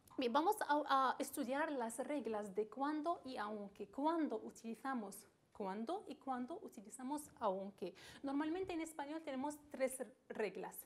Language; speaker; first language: Spanish; non-native, fluent; Arabic